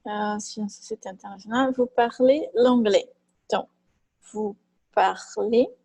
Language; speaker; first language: French; non-native, fluent; Portuguese